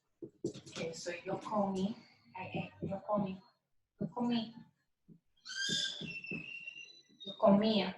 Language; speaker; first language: Spanish; non-native, learner; English